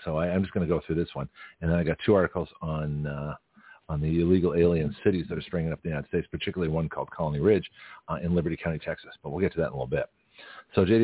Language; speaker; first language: English; native; English